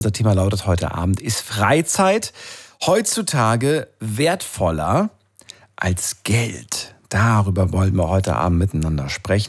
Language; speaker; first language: German; native; German